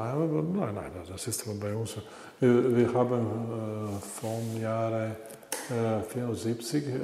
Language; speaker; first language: German; non-native, learner; Italian